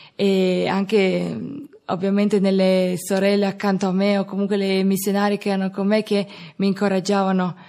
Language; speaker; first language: Italian; native; Italian